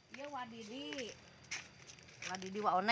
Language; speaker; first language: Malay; non-native, local second language; Sundanese